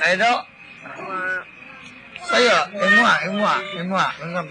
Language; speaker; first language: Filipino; non-native, local second language; Cebuano